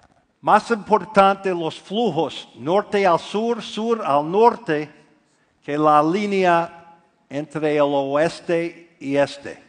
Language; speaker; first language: Spanish; non-native, fluent; English